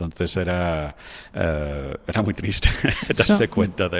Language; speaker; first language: Spanish; non-native, fluent; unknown